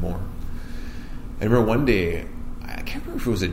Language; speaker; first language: English; native; English